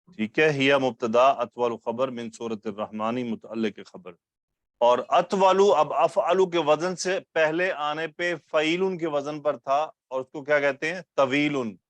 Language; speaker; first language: Urdu; native; Urdu